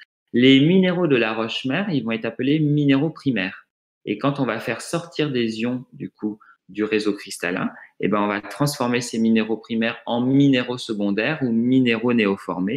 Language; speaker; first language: French; native; French